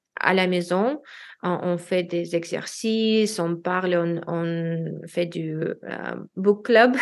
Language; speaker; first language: French; non-native, learner; Russian